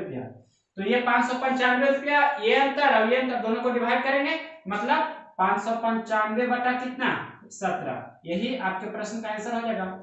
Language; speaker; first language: Hindi; native; Hindi